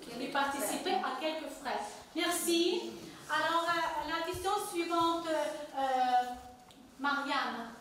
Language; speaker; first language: French; non-native, fluent; Ukrainian